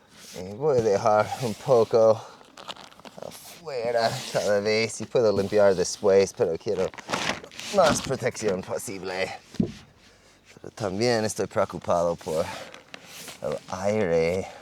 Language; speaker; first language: Spanish; non-native, fluent; English